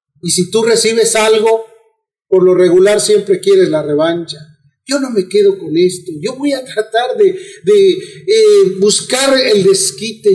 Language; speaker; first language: Spanish; native; Spanish